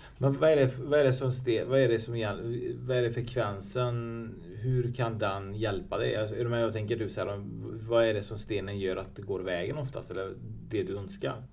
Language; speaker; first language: Swedish; native; Swedish